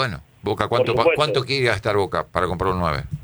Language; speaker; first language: Spanish; native; Spanish